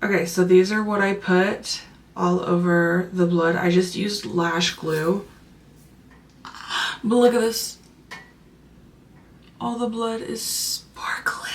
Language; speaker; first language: English; native; English